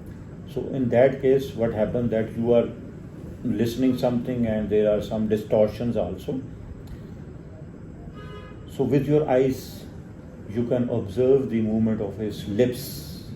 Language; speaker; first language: English; non-native, local second language; Urdu